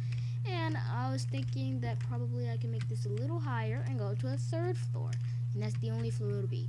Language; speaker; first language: English; native; English